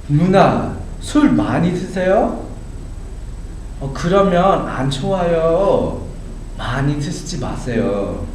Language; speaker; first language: Korean; non-native, learner; English